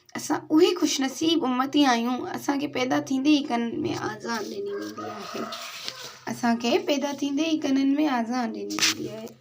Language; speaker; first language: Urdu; non-native, local second language; Sindhi